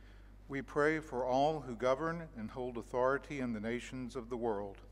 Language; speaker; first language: English; native; English